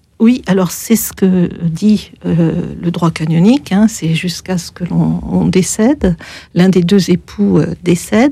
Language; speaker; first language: French; native; French